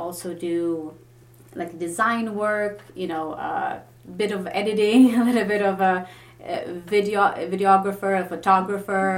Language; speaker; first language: English; non-native, fluent; Swedish